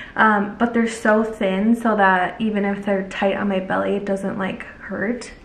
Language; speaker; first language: English; native; English